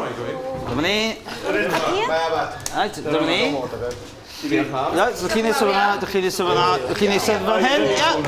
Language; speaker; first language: Welsh; non-native, fluent; English